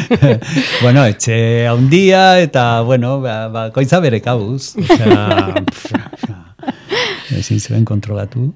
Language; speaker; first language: Basque; non-native, local second language; Spanish